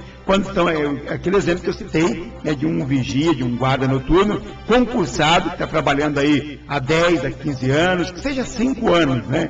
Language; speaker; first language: Portuguese; native; Portuguese